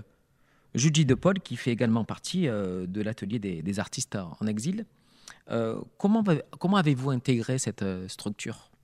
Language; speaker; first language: French; native; French